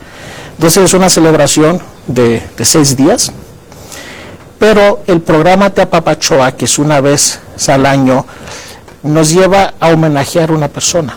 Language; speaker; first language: Spanish; non-native, fluent; Greek